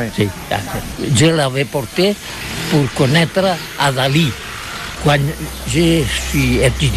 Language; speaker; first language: French; non-native, learner; Catalan